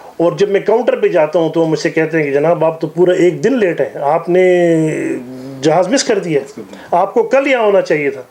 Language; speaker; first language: Urdu; native; Urdu